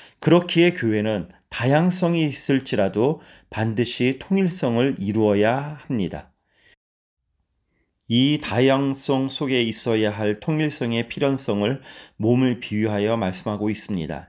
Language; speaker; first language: Korean; native; Korean